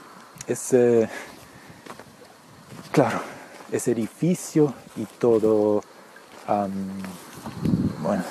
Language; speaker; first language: Spanish; early bilingual, heritage; Spanish